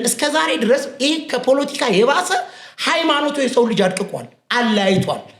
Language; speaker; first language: Amharic; native; Amharic